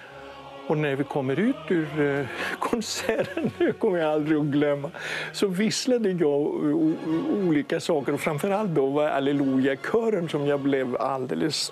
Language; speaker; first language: Swedish; non-native, fluent; Greek